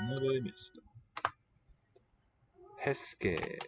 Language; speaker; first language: Czech; non-native, learner; English